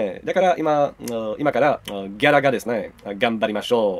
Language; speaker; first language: Japanese; non-native, learner; Czech